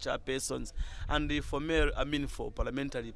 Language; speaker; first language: English; non-native, local second language; Bemba